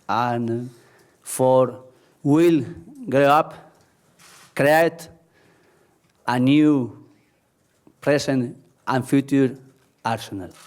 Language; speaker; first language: English; non-native, learner; Spanish